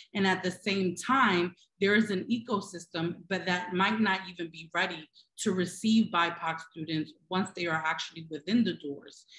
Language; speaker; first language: English; native; English